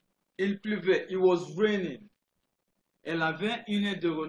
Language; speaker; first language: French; non-native, fluent; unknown